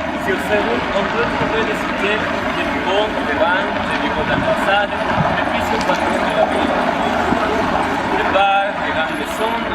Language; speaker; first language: French; non-native, learner; Spanish